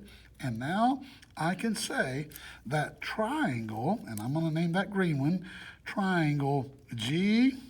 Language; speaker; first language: English; native; English